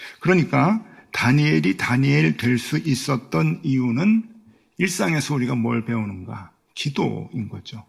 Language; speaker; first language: Korean; native; Korean